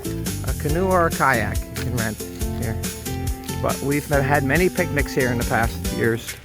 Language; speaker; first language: English; native; English